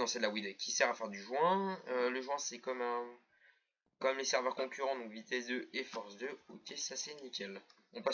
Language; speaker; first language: French; native; French